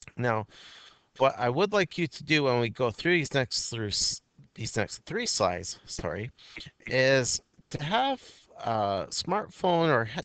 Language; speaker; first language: English; native; English